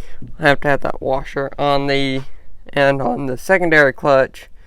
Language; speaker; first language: English; native; English